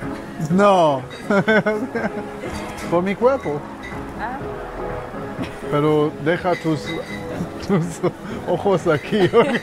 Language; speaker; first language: Spanish; non-native, learner; English